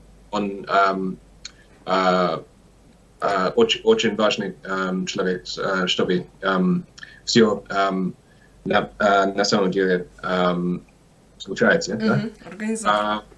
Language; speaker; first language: Russian; non-native, learner; English